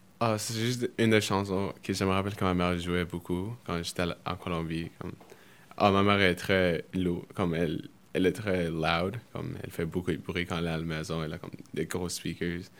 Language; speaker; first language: French; early bilingual, other home language; Spanish